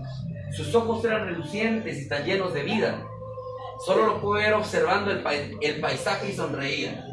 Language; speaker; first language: Spanish; native; Spanish